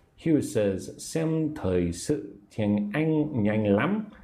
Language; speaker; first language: Vietnamese; non-native, learner; English